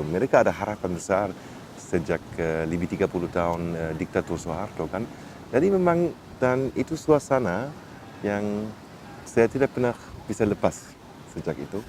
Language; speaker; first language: Indonesian; non-native, fluent; German